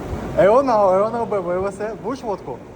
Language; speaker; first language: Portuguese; non-native, learner; Russian